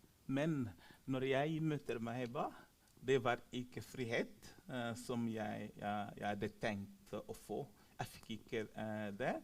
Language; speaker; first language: Norwegian; non-native, fluent; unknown